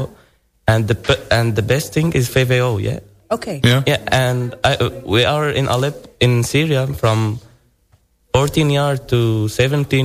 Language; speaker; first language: English; non-native, learner; Arabic